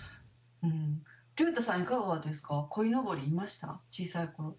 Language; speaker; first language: Japanese; native; Japanese